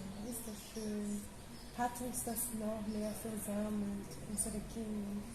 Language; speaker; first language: German; non-native, fluent; Portuguese